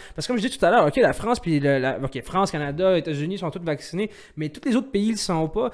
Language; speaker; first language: French; non-native, local second language; Arabic